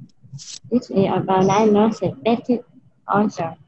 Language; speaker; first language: English; non-native, learner; Vietnamese